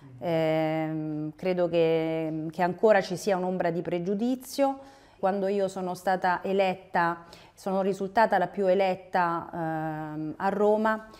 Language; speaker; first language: Italian; native; Italian